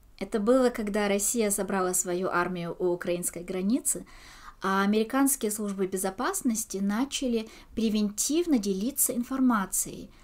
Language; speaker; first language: Russian; early bilingual, heritage; Russian